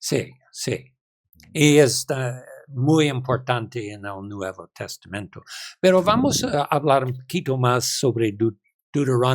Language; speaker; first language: Spanish; non-native, learner; English